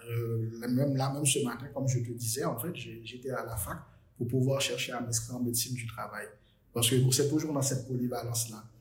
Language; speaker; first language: French; non-native, local second language; Haitian Creole